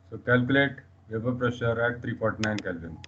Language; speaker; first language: English; non-native, local second language; Hindi